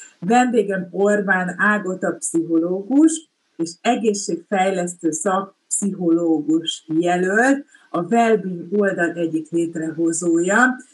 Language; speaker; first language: Hungarian; native; Hungarian